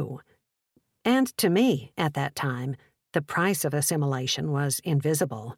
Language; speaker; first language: English; early bilingual, other home language; Czech